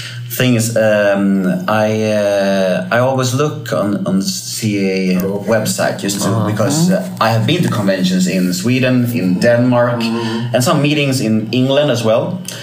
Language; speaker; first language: English; non-native, fluent; Swedish